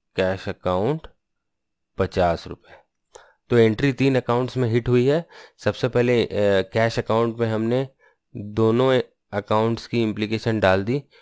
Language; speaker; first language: Hindi; non-native, local second language; Bangla